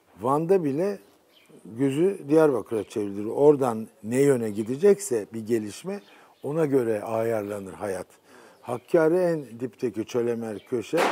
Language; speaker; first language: Turkish; native; Turkish